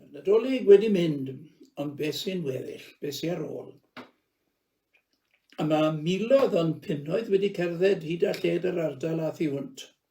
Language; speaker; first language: Welsh; native; Welsh